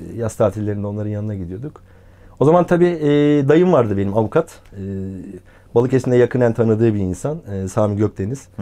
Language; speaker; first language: Turkish; native; Turkish